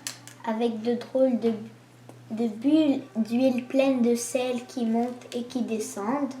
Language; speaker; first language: French; native; French